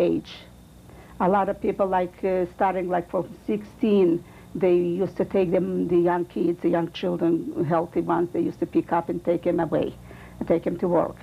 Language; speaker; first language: English; non-native, fluent; Russian